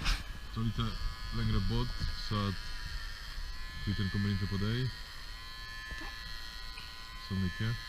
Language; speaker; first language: Swedish; non-native, fluent; Polish